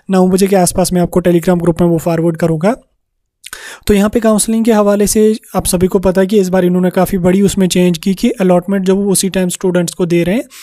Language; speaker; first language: Hindi; non-native, local second language; Kashmiri